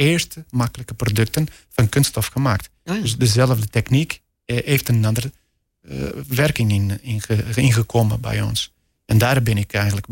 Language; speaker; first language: Dutch; non-native, fluent; Portuguese